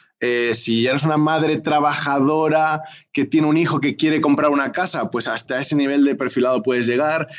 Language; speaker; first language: Spanish; native; Spanish